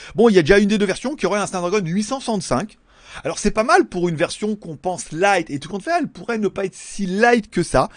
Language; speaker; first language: French; native; French